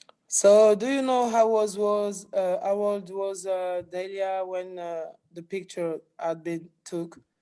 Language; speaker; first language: English; non-native, fluent; French